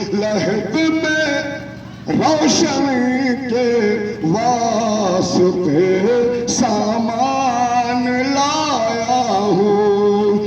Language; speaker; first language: Urdu; native; Urdu